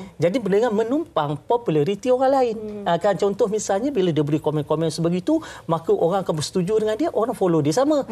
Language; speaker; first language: Malay; native; Malay